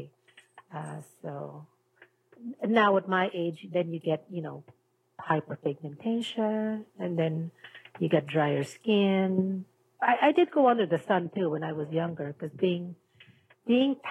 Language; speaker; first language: English; non-native, local second language; Filipino